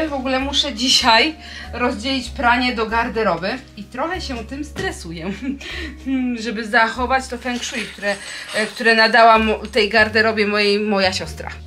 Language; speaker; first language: Polish; native; Polish